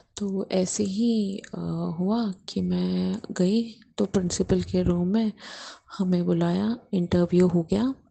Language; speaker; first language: Hindi; native; Hindi